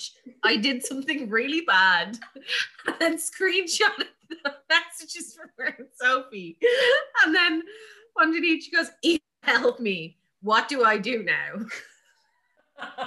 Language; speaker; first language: English; native; English